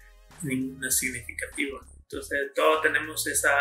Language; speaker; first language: Spanish; non-native, fluent; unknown